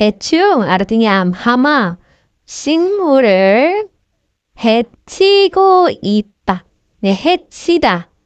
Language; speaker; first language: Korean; non-native, fluent; Indonesian